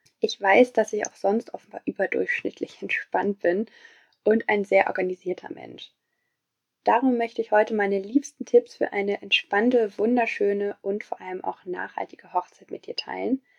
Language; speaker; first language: German; native; German